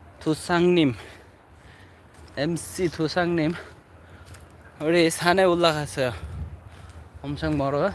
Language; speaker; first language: Korean; non-native, learner; Bangla